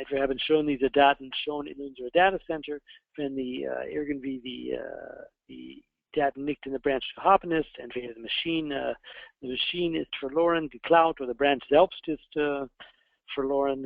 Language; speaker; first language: German; non-native, fluent; English